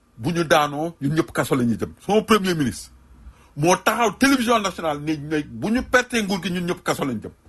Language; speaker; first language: Wolof; native; Wolof